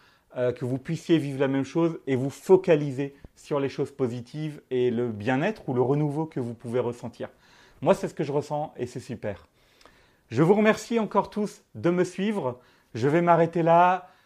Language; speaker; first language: French; native; French